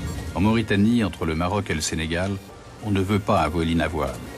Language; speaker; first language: French; native; French